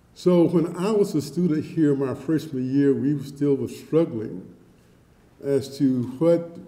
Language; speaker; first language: English; native; English